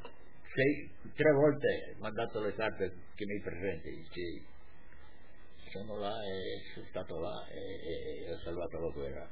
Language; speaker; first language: Italian; non-native, local second language; Friulian